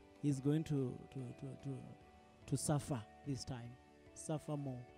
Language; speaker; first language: English; non-native, local second language; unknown